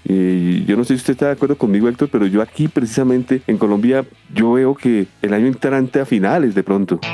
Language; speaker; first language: Spanish; native; Spanish